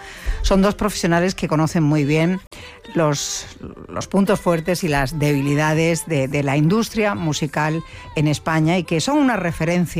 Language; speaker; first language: Spanish; native; Spanish